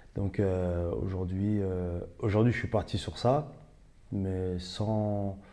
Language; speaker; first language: French; native; French